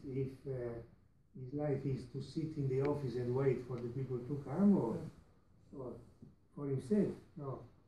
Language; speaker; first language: English; non-native, fluent; Italian